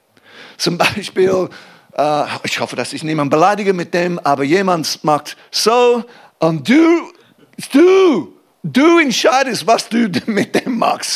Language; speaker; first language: German; non-native, fluent; English